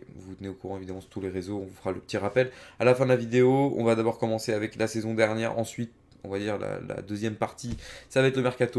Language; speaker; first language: French; native; French